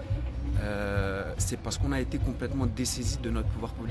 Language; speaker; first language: French; native; French